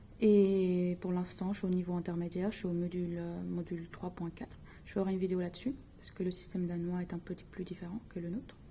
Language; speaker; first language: French; early bilingual, other home language; Spanish